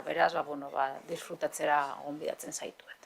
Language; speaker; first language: Basque; native; Basque